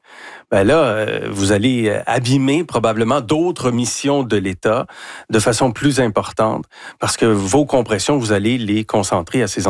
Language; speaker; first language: French; native; French